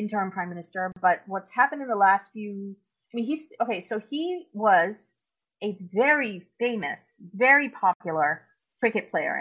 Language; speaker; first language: English; non-native, local second language; Urdu